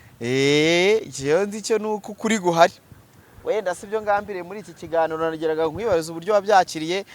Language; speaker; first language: Kinyarwanda; native; Kinyarwanda